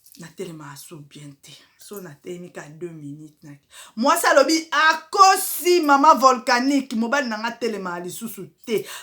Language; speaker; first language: Lingala; native; Lingala